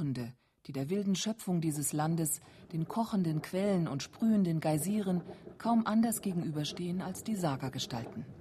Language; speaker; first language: German; native; German